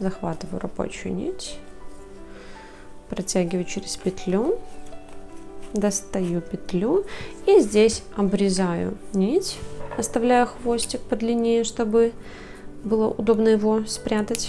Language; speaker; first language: Russian; native; Russian